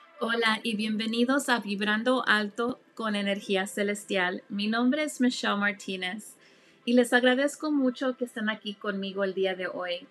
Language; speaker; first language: Spanish; early bilingual, heritage; Spanish